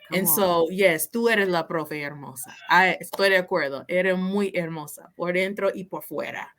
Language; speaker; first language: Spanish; non-native, fluent; English